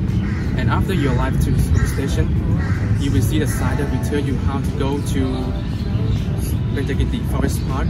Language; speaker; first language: English; non-native, learner; Thai